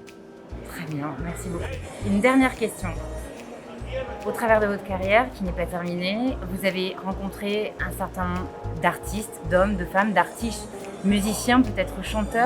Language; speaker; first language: French; native; French